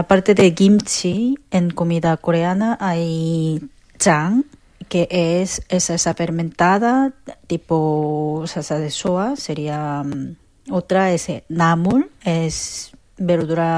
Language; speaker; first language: Spanish; non-native, fluent; Korean